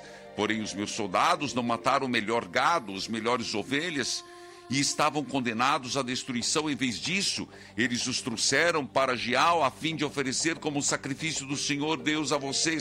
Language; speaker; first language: Portuguese; native; Portuguese